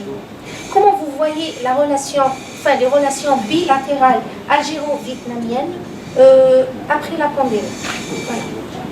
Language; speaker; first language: French; non-native, local second language; Arabic